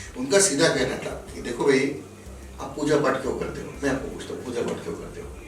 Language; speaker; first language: Hindi; non-native, local second language; Marathi